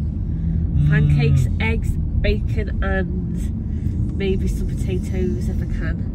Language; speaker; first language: English; native; English